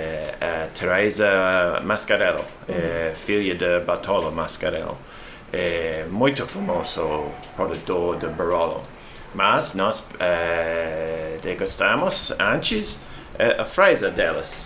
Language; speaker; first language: Portuguese; non-native, learner; English